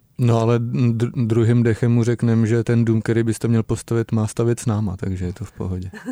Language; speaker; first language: Czech; native; Czech